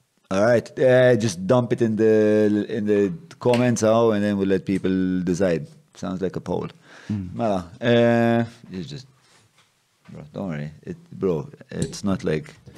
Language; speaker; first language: English; non-native, local second language; Maltese